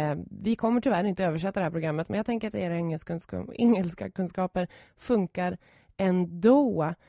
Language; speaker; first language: Swedish; native; Swedish